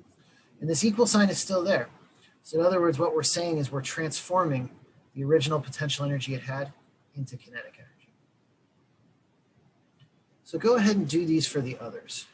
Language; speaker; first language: English; native; English